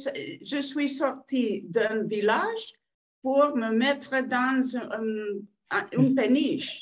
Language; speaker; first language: French; non-native, fluent; Spanish